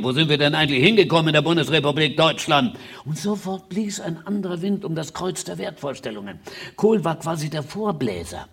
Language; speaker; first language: German; native; German